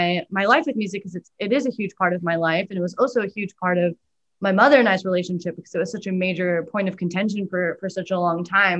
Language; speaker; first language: English; native; English